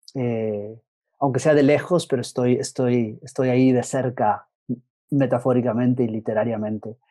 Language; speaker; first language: Spanish; early bilingual, other home language; English